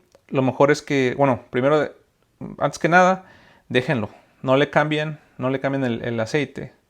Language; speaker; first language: Spanish; native; Spanish